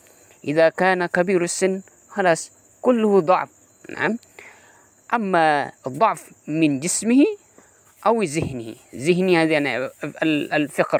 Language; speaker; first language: Arabic; non-native, fluent; Indonesian